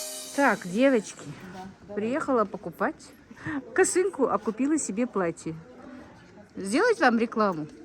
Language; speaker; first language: Russian; non-native, local second language; Ingush